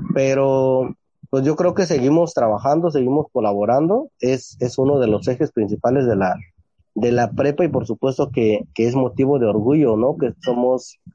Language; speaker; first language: Spanish; non-native, local second language; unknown